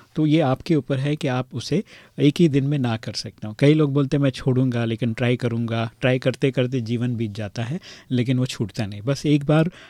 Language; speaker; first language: Hindi; native; Hindi